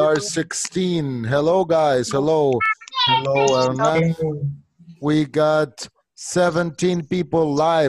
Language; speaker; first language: English; non-native, fluent; Spanish